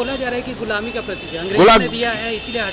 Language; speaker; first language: Hindi; native; Hindi